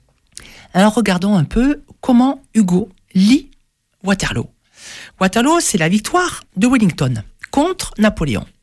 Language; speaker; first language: French; native; French